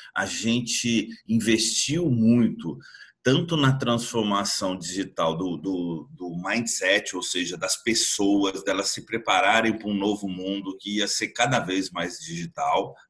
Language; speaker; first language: Portuguese; native; Portuguese